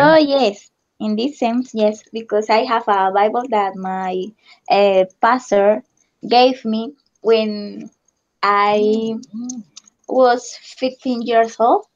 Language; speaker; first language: English; non-native, learner; Spanish